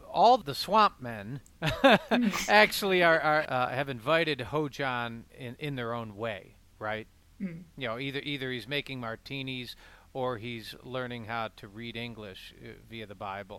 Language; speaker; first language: English; native; English